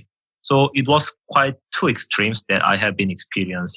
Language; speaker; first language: English; non-native, fluent; Korean